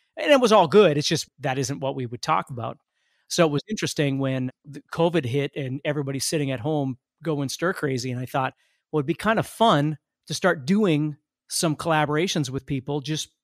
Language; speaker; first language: English; native; English